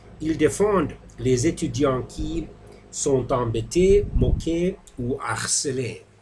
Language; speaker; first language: French; non-native, fluent; Finnish